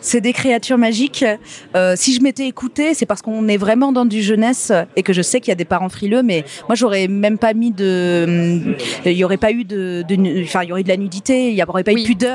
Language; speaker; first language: French; native; French